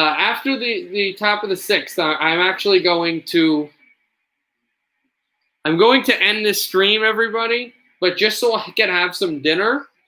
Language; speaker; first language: English; native; English